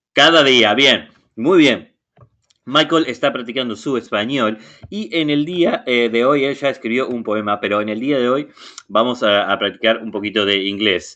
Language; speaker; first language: Spanish; non-native, fluent; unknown